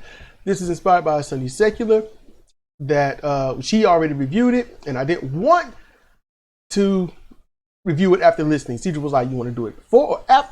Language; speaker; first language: English; native; English